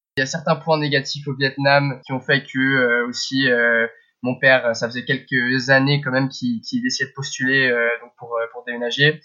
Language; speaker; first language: French; early bilingual, heritage; French